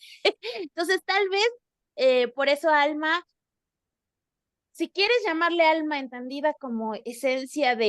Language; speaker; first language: Spanish; native; Spanish